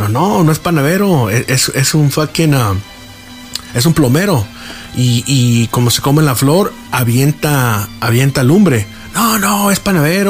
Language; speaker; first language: Spanish; early bilingual, heritage; Spanish